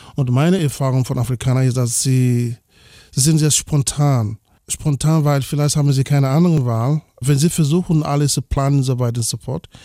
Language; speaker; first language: German; non-native, fluent; Igbo